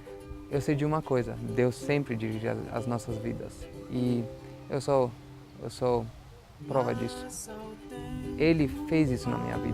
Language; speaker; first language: Portuguese; non-native, fluent; Albanian